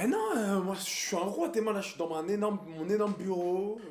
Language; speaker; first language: French; native; French